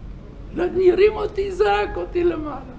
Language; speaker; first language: Hebrew; non-native, fluent; Yiddish